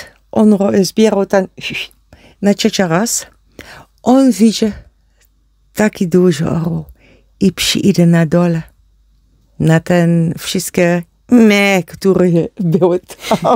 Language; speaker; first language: Polish; non-native, learner; Dutch